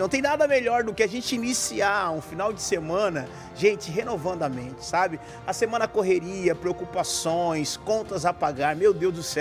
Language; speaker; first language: Portuguese; native; Portuguese